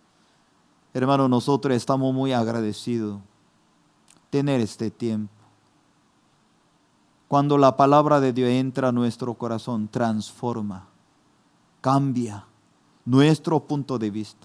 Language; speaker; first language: Spanish; non-native, fluent; Korean